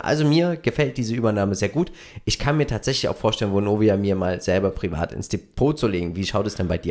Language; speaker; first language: German; native; German